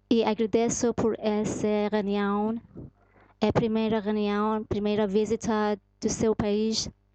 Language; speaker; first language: Portuguese; non-native, fluent; Persian